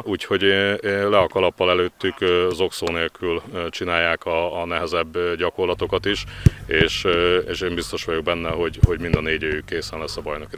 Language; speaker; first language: Hungarian; native; Hungarian